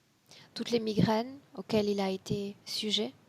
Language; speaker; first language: French; native; French